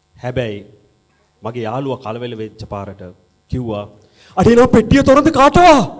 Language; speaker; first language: Sinhala; non-native, local second language; Tamil